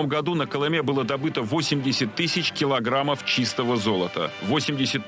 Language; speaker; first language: Russian; native; Russian